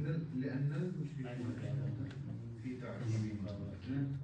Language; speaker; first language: Arabic; non-native, learner; Kashmiri